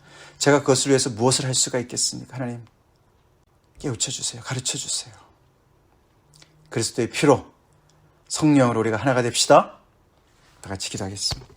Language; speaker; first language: Korean; native; Korean